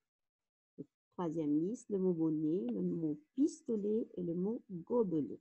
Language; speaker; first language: French; non-native, local second language; Arabic